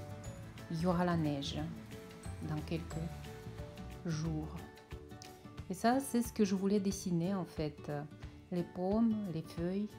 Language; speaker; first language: French; non-native, fluent; Russian